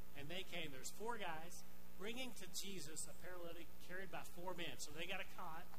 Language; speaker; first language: English; native; English